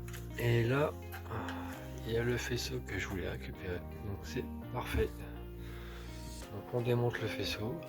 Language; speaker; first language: French; native; French